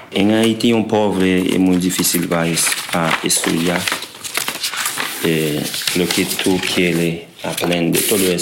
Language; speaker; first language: Spanish; non-native, learner; Haitian Creole